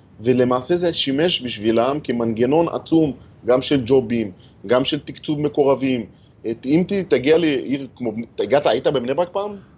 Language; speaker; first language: Hebrew; native; Hebrew